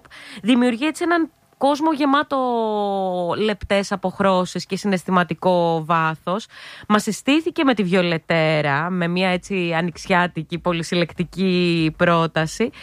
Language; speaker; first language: Greek; native; Greek